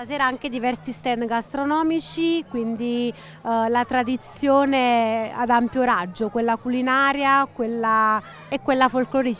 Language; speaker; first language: Italian; native; Italian